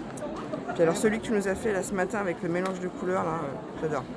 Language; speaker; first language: French; native; French